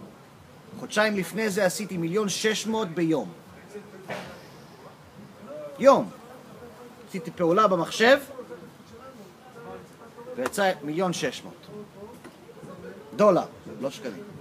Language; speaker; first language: Hebrew; early bilingual, heritage; English